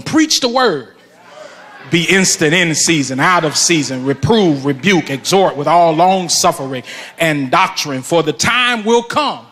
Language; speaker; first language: English; native; English